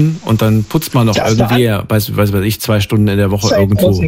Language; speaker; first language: German; native; German